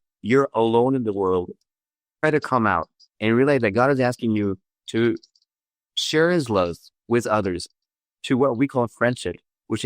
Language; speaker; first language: English; non-native, fluent; French